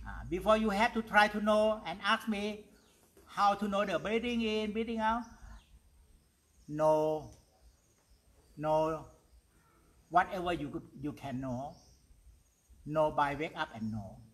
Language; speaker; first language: English; non-native, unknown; Thai